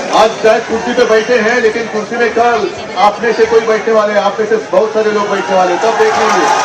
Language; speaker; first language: Hindi; non-native, local second language; Marathi